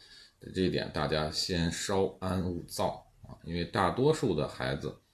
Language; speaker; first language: Chinese; native; Chinese